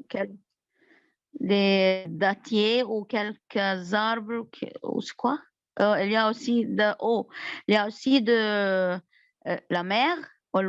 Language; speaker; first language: French; non-native, learner; Arabic